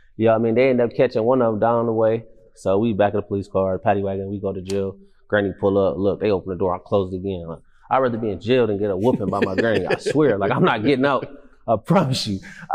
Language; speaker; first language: English; native; English